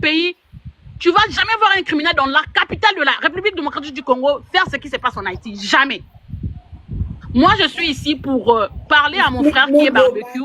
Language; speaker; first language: French; non-native, local second language; Lingala